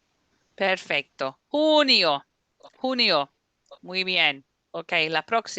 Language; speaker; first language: Spanish; non-native, fluent; English